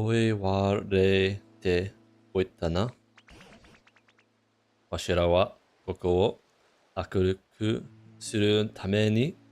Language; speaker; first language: Japanese; non-native, fluent; English